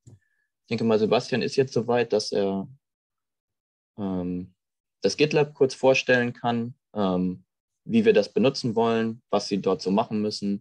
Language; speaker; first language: German; native; German